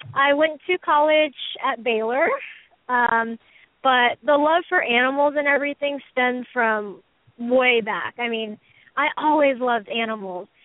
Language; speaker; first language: English; native; English